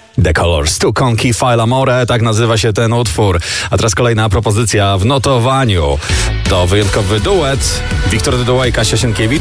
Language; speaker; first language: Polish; native; Polish